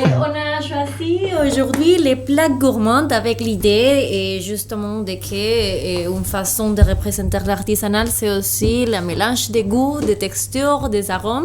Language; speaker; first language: French; non-native, fluent; Spanish